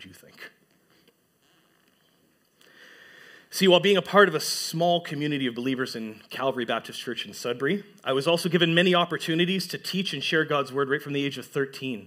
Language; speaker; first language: English; native; English